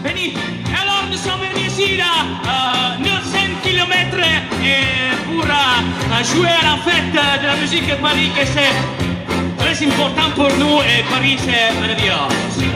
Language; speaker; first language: French; non-native, learner; Italian